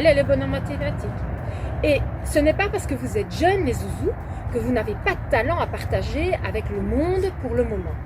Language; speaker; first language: French; native; French